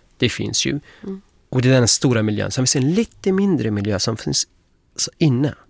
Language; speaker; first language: Swedish; non-native, fluent; Arabic